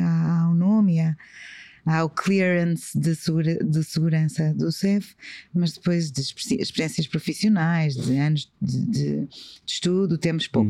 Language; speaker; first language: Portuguese; native; Portuguese